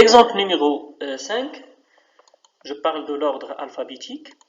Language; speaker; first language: French; non-native, local second language; Arabic